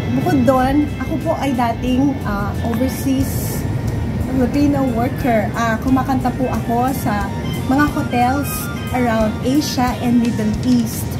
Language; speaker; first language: Filipino; native; Filipino